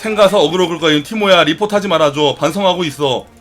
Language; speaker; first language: Korean; native; Korean